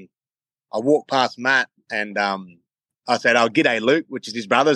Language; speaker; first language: English; native; English